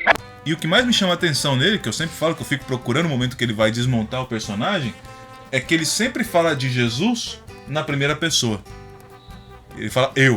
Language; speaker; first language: Portuguese; native; Portuguese